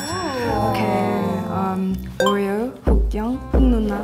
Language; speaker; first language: Korean; non-native, learner; English